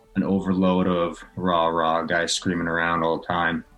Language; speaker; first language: English; native; English